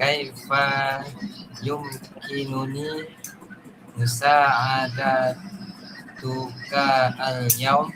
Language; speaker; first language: Arabic; non-native, learner; Malay